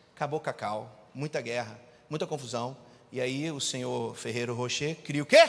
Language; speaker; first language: Portuguese; native; Portuguese